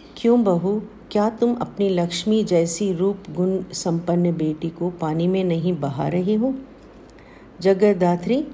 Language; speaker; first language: Hindi; non-native, local second language; Tamil